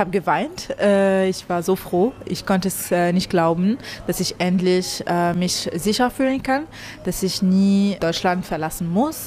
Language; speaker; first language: German; non-native, fluent; Arabic